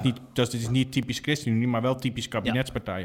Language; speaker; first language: Dutch; native; Dutch